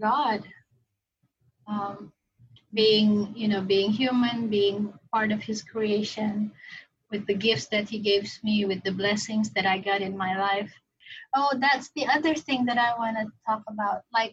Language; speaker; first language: English; non-native, fluent; Indonesian